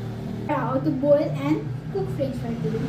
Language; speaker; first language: English; non-native, fluent; Nepali